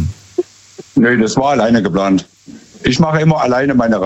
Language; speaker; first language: German; native; German